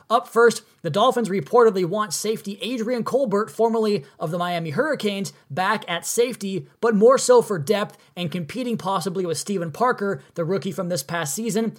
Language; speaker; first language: English; native; English